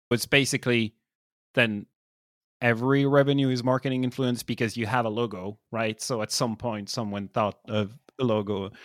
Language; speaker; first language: English; non-native, fluent; French